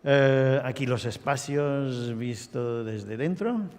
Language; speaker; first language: Spanish; non-native, fluent; English